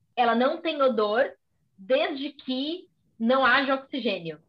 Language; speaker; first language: Portuguese; native; Portuguese